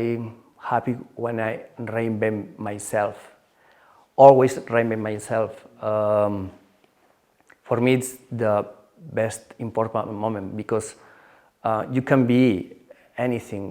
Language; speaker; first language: English; non-native, learner; Spanish